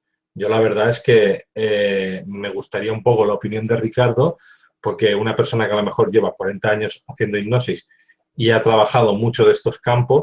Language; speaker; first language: Spanish; native; Spanish